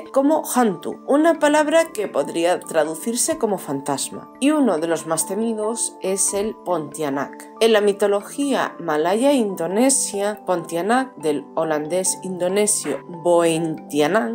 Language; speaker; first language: Spanish; native; Spanish